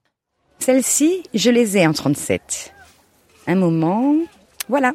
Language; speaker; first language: French; native; French